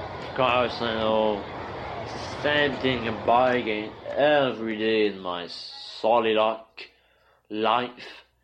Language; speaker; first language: English; non-native, learner; French